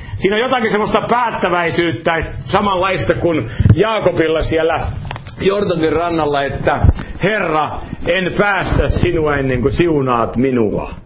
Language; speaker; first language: Finnish; native; Finnish